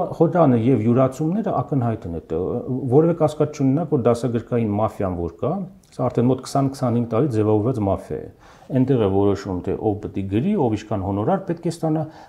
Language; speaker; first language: Armenian; native; Armenian